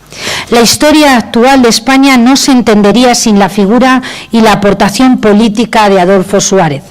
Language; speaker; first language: Spanish; native; Spanish